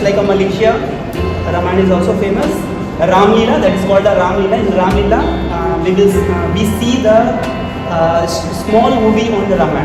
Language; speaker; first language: English; non-native, local second language; Hindi